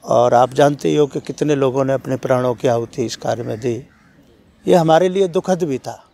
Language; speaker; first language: Hindi; native; Hindi